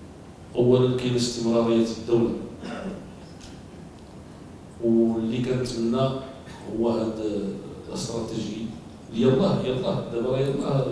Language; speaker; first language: Arabic; native; Arabic